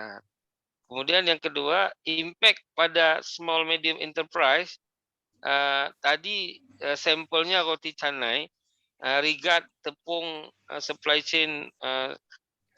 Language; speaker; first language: Malay; native; Malay